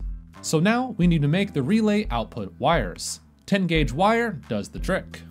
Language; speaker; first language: English; native; English